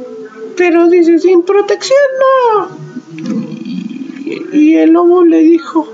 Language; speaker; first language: Spanish; native; Spanish